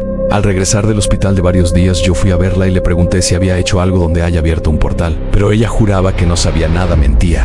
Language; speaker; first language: Spanish; native; Spanish